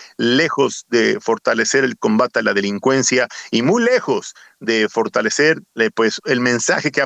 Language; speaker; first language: Spanish; native; Spanish